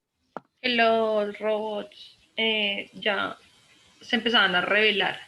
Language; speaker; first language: Spanish; native; Spanish